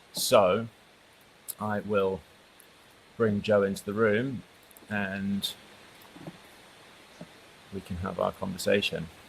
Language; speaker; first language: English; native; English